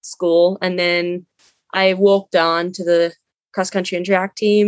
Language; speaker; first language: English; native; English